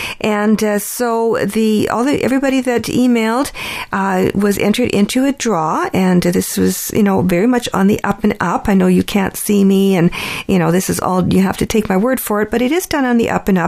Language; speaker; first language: English; early bilingual, other home language; Ukrainian